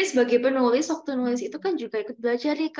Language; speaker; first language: Indonesian; native; Indonesian